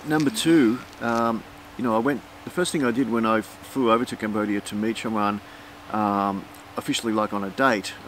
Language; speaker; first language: English; native; English